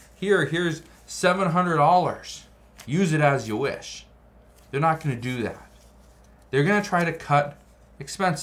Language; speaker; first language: English; native; English